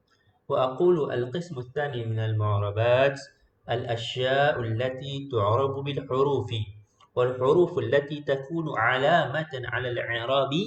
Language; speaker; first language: Arabic; non-native, fluent; Malay